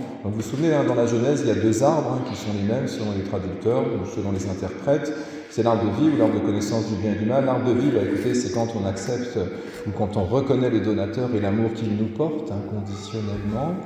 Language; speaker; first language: French; native; French